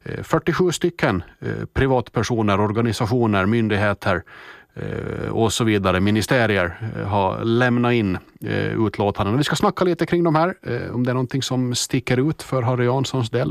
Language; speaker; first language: Swedish; native; Swedish